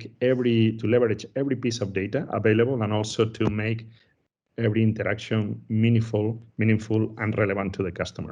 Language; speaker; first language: English; non-native, fluent; Spanish